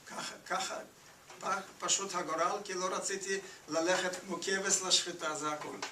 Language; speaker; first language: Hebrew; non-native, fluent; Yiddish